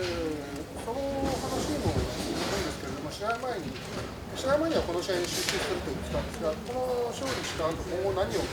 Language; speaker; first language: Japanese; native; Japanese